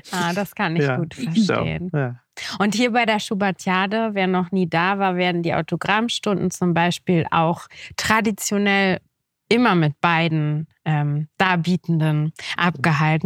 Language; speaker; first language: German; native; German